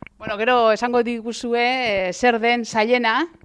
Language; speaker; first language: Basque; native; Basque